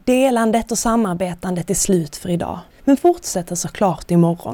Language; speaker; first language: Swedish; native; Swedish